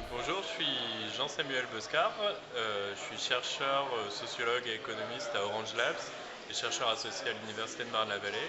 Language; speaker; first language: French; native; French